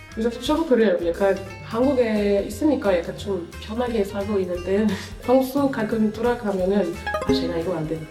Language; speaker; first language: Korean; non-native, fluent; French